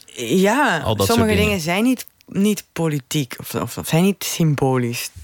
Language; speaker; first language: Dutch; native; Dutch